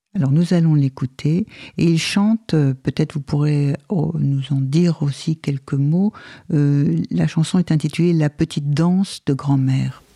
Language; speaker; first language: French; native; French